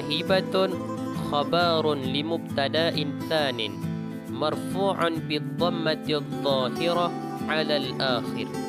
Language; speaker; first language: Arabic; non-native, fluent; Indonesian